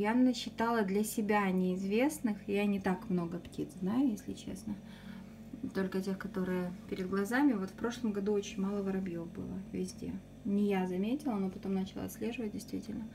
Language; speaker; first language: Russian; native; Russian